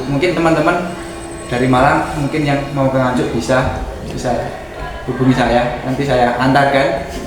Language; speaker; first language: Indonesian; native; Indonesian